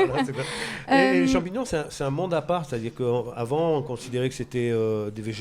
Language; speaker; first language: French; native; French